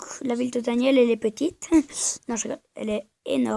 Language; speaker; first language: French; native; French